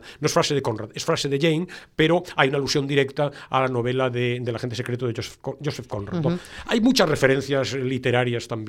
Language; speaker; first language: Spanish; native; Spanish